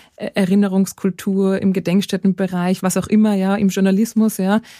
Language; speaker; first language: German; native; German